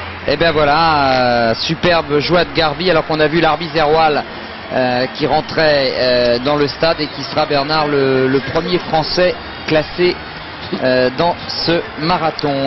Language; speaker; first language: French; native; French